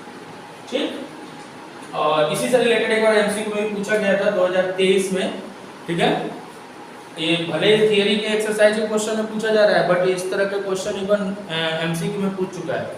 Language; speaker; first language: Hindi; native; Hindi